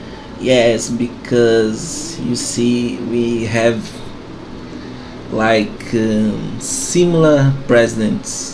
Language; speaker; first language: English; non-native, fluent; Portuguese